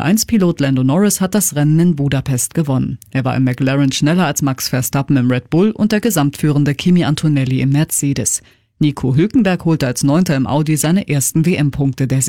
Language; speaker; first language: German; native; German